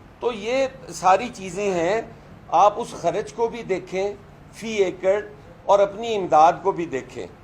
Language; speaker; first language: Urdu; non-native, local second language; Punjabi